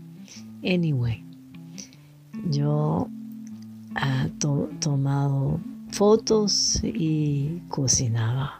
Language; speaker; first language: Spanish; non-native, learner; French